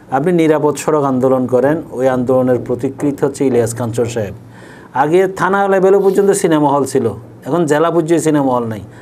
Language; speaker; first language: Bangla; native; Bangla